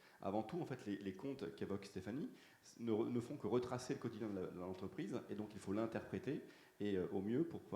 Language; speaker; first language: French; native; French